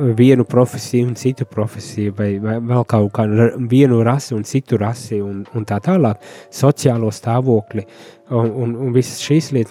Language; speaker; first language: Latvian; native; Latvian